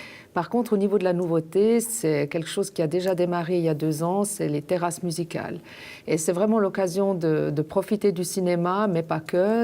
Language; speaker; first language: French; native; French